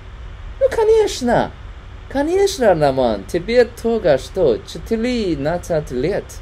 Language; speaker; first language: Russian; non-native, learner; Chinese